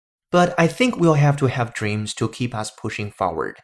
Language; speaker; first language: English; non-native, fluent; Chinese